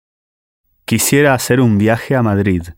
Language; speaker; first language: Spanish; non-native, learner; English